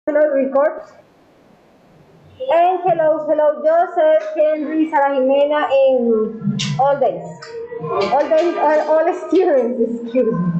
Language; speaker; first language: English; non-native, learner; Spanish